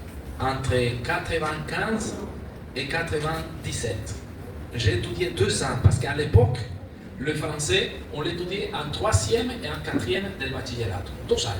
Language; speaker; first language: French; non-native, fluent; Spanish